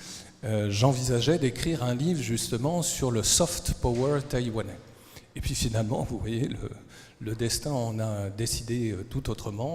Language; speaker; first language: French; native; French